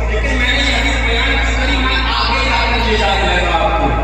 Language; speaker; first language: Urdu; native; Urdu